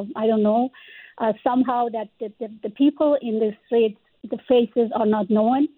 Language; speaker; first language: English; non-native, fluent; Persian